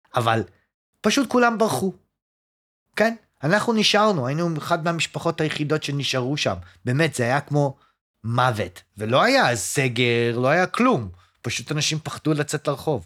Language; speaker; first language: Hebrew; early bilingual, other home language; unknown